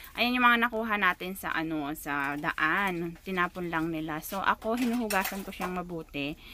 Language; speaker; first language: Filipino; non-native, local second language; Iloko